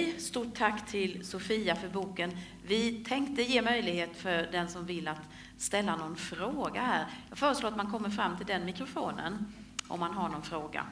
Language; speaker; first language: Swedish; native; Swedish